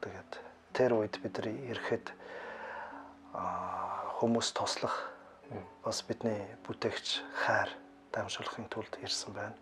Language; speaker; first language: Mongolian; non-native, fluent; German